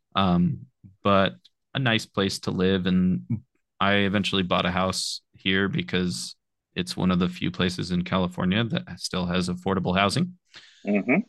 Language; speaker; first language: English; native; English